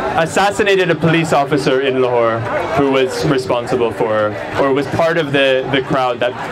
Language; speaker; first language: English; native; English